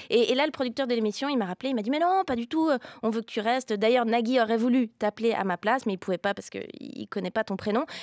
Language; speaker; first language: French; native; French